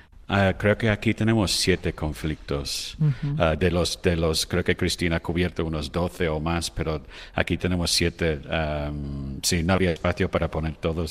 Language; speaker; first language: Spanish; non-native, fluent; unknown